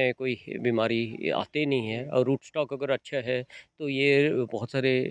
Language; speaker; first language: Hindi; non-native, local second language; Odia